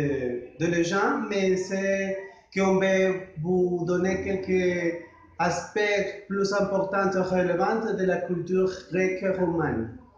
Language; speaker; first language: French; non-native, learner; Spanish